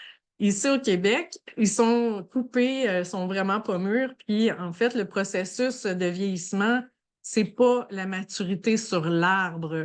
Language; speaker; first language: French; native; French